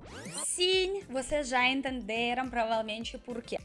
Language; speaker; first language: Portuguese; non-native, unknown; Russian